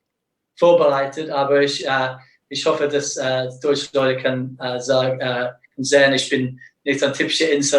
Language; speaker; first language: German; non-native, learner; English